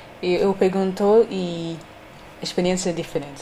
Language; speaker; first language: Portuguese; non-native, learner; English